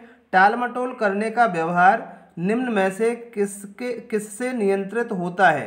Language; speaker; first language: Hindi; native; Hindi